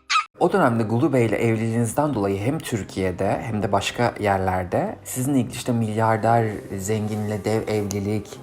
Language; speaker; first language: Turkish; native; Turkish